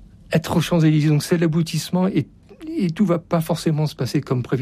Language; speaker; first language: French; native; French